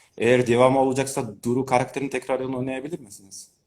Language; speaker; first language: Turkish; non-native, fluent; Kyrgyz